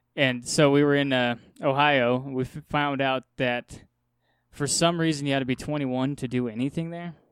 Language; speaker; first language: English; native; English